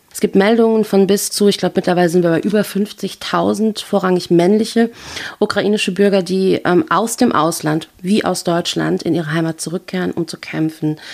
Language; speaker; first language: German; native; German